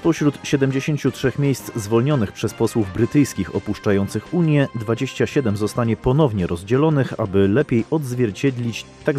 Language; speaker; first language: Polish; native; Polish